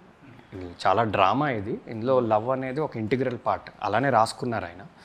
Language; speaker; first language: Telugu; native; Telugu